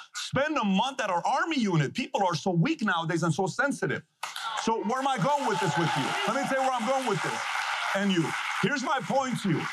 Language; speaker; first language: English; non-native, fluent; Persian